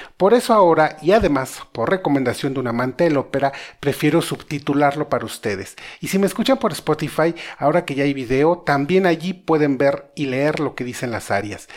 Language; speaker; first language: Spanish; native; Spanish